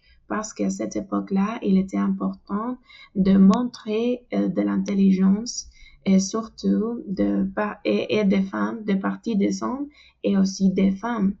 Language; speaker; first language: French; non-native, fluent; Spanish